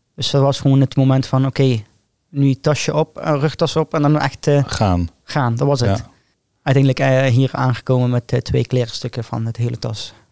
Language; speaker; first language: Dutch; non-native, fluent; Arabic